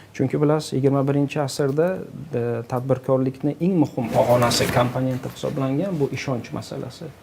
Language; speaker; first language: Uzbek; native; Uzbek